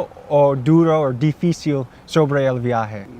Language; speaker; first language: Spanish; non-native, learner; English